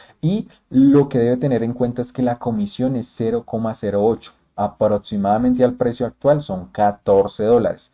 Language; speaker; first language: Spanish; native; Spanish